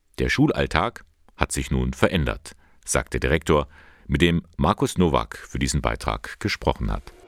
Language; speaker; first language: German; native; German